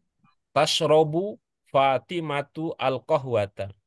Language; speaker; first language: Arabic; non-native, learner; Indonesian